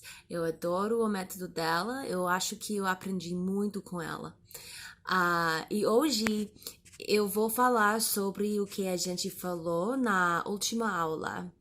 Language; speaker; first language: Portuguese; non-native, learner; English